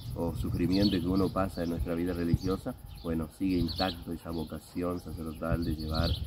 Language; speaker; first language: Spanish; native; Spanish